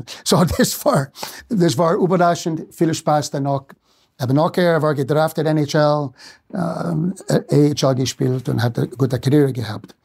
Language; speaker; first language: German; non-native, fluent; English